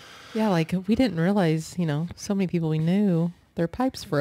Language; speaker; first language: English; native; English